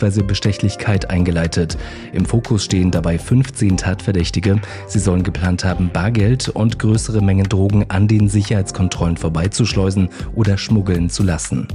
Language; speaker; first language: German; native; German